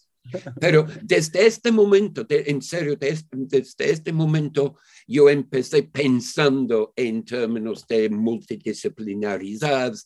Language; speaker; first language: Spanish; non-native, fluent; English